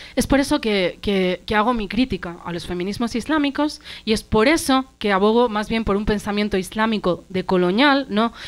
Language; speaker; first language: Spanish; early bilingual, other home language; Arabic